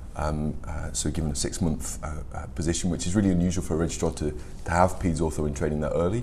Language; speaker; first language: English; native; English